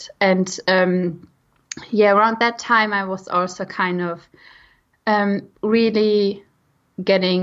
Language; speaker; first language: English; non-native, fluent; German